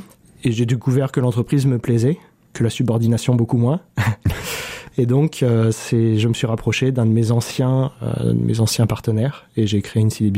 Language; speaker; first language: French; native; French